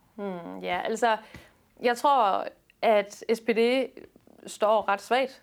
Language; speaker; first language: Danish; native; Danish